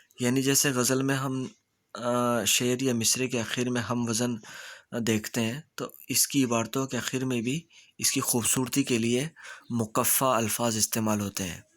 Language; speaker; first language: Urdu; native; Urdu